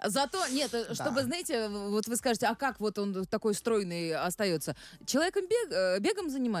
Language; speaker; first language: Russian; native; Russian